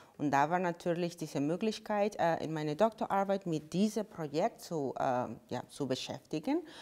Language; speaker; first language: German; non-native, fluent; Spanish